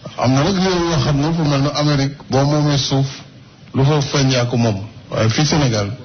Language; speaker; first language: Wolof; native; Wolof